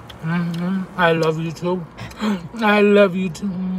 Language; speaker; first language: English; early bilingual, other home language; Spanish